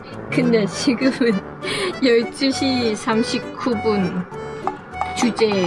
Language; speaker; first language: Korean; non-native, learner; Thai